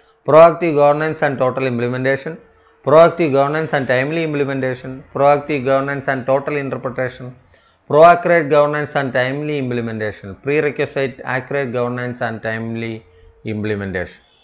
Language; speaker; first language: English; non-native, local second language; Malayalam